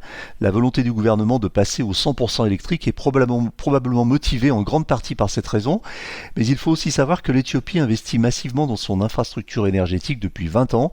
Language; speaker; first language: French; native; French